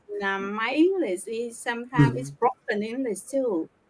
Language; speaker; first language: English; non-native, learner; Vietnamese